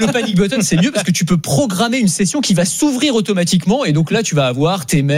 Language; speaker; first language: French; native; French